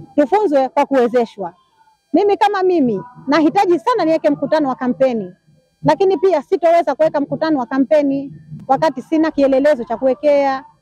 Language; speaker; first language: Swahili; native; Swahili